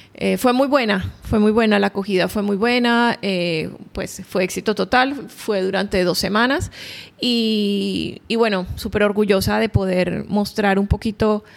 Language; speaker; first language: Spanish; native; Spanish